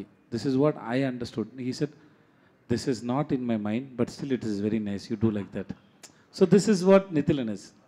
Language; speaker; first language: Telugu; non-native, learner; Tamil